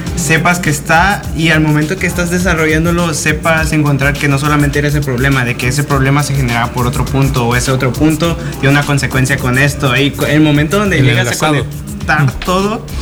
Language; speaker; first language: Spanish; native; Spanish